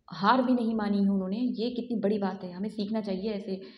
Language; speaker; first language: Hindi; native; Hindi